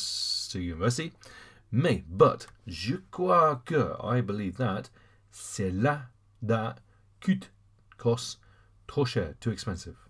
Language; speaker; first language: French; non-native, fluent; English